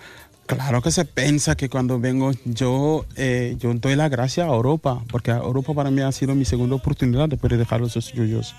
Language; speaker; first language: Spanish; non-native, fluent; Mandingo